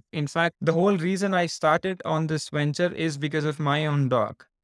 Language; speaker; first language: English; non-native, local second language; Telugu